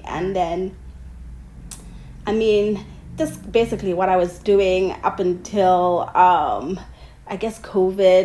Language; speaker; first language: English; non-native, local second language; Ganda